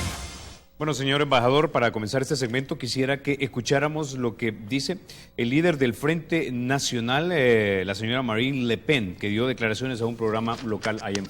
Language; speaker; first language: Spanish; native; Spanish